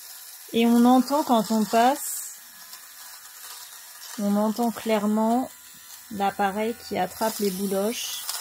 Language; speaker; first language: French; native; French